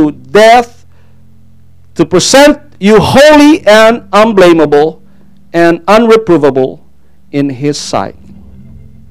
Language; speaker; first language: English; non-native, local second language; Filipino